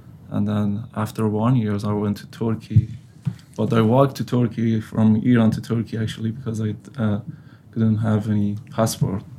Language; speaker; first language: English; non-native, learner; Persian